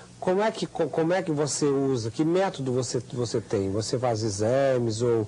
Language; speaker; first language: Portuguese; native; Portuguese